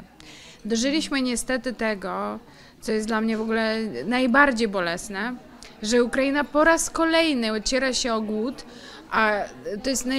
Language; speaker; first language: Polish; non-native, fluent; Ukrainian